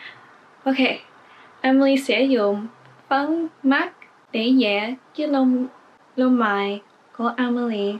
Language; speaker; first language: Vietnamese; early bilingual, heritage; English